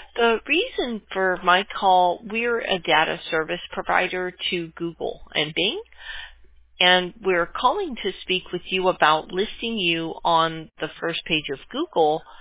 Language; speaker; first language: English; native; English